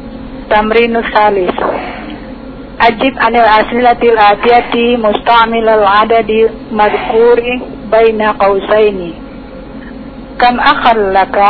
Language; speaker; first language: Arabic; non-native, learner; Indonesian